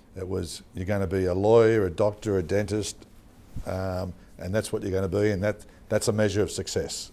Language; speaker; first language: English; native; English